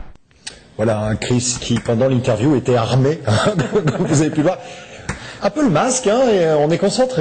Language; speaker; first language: French; native; French